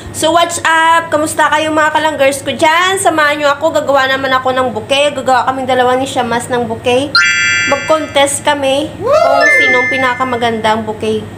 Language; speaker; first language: Filipino; native; Filipino